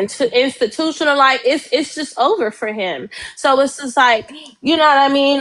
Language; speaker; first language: English; native; English